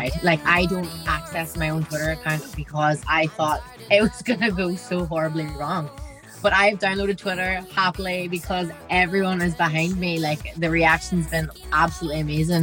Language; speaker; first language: English; native; English